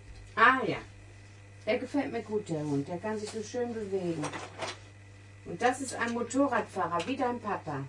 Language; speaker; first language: German; native; German